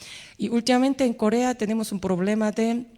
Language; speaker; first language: Spanish; non-native, learner; Korean